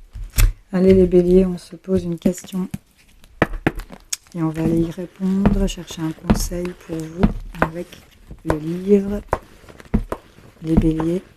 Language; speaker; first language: French; native; French